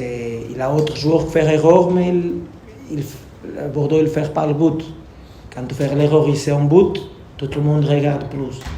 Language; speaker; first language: French; non-native, learner; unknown